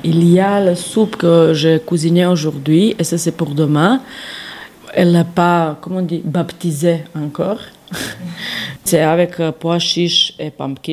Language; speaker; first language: French; non-native, fluent; Serbian